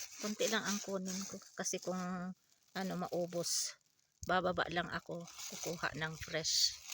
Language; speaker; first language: Filipino; non-native, local second language; Iloko